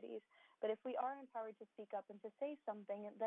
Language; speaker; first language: English; native; English